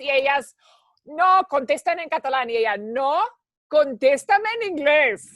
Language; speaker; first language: Spanish; early bilingual, heritage; Spanish